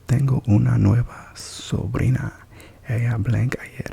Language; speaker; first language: Spanish; non-native, learner; English